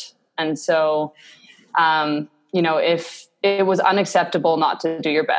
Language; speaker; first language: English; native; English